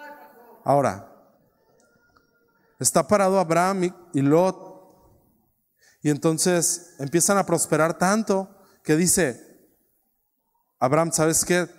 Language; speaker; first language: Spanish; native; Spanish